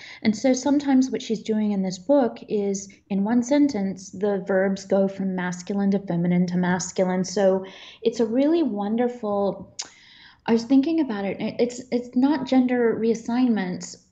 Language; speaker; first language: English; early bilingual, other home language; Czech